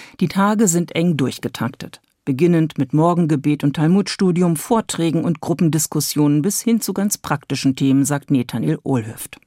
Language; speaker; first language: German; native; German